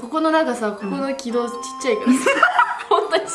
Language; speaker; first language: Japanese; native; Japanese